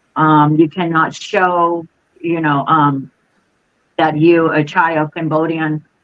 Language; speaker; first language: English; non-native, fluent; Khmer